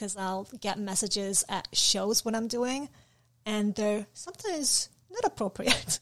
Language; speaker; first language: English; non-native, fluent; Polish